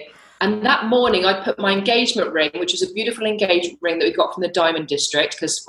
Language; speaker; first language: English; native; English